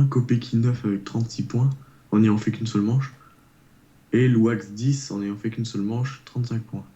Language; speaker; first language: French; native; French